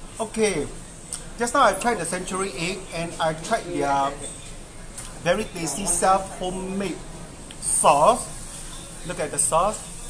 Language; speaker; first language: English; non-native, local second language; Chinese